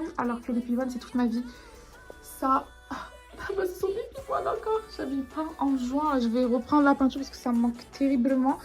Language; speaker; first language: French; native; French